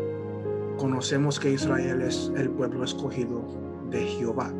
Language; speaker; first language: Spanish; early bilingual, heritage; Spanish